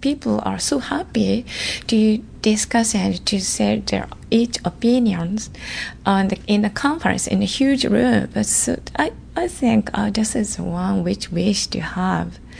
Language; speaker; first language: English; non-native, learner; Japanese